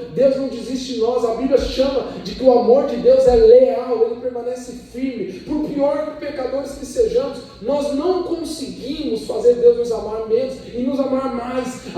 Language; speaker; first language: Portuguese; early bilingual, other home language; Spanish